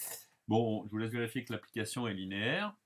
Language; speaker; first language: French; native; French